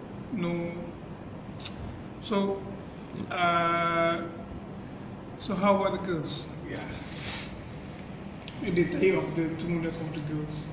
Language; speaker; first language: English; non-native, local second language; Malay